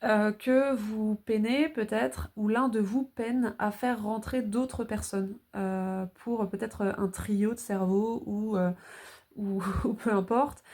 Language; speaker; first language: French; native; French